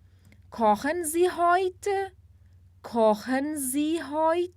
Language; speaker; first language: German; non-native, fluent; Portuguese